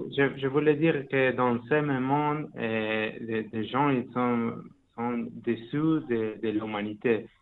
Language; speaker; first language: French; non-native, learner; Spanish